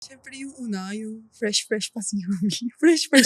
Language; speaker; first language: Filipino; non-native, learner; Japanese